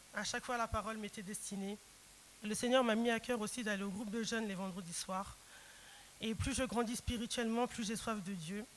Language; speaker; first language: French; early bilingual, other home language; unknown